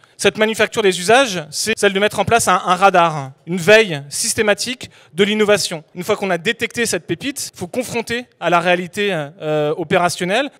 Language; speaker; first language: French; native; French